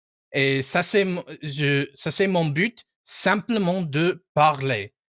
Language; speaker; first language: French; non-native, fluent; English